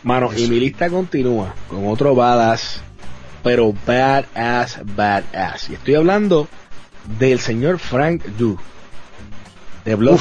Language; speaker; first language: Spanish; native; Spanish